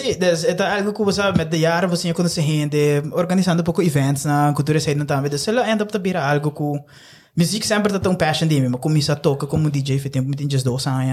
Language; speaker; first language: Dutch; non-native, local second language; Papiamento